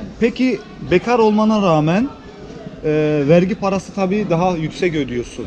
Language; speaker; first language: Turkish; early bilingual, heritage; Turkish